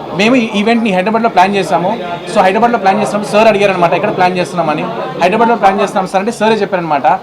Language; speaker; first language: Telugu; native; Telugu